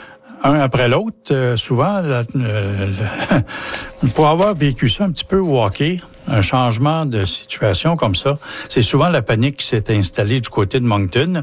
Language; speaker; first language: French; native; French